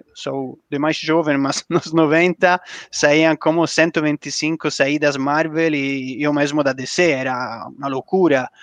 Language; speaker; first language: Portuguese; non-native, learner; Italian